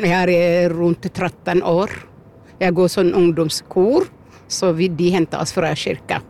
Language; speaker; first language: Norwegian; non-native, fluent; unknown